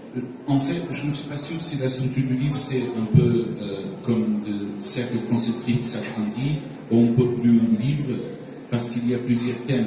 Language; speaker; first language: French; non-native, fluent; Portuguese